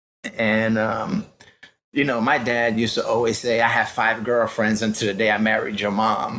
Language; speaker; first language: English; native; English